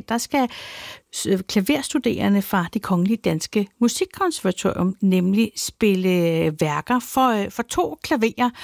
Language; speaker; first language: Danish; native; Danish